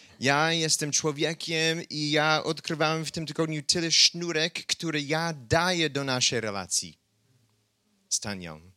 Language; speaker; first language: Polish; non-native, fluent; English